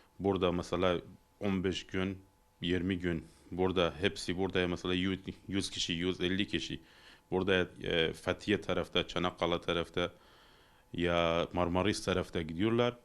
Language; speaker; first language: Turkish; non-native, learner; Persian